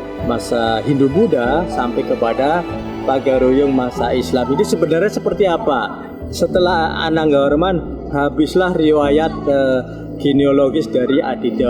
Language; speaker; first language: Indonesian; native; Indonesian